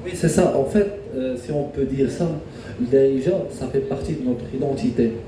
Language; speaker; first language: French; non-native, local second language; Arabic